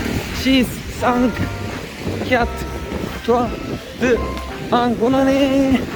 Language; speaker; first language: French; non-native, learner; Korean